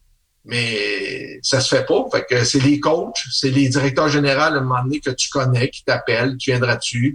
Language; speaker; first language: French; native; French